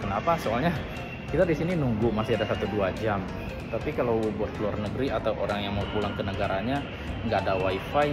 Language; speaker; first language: Indonesian; native; Indonesian